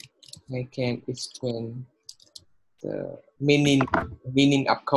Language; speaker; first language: English; non-native, learner; Vietnamese